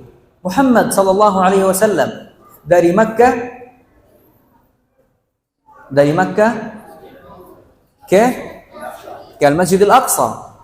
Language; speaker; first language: Indonesian; non-native, fluent; Arabic